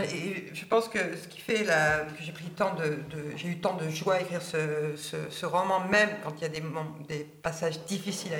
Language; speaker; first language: French; native; French